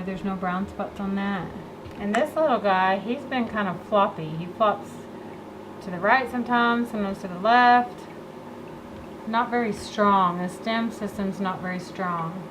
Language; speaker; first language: English; native; English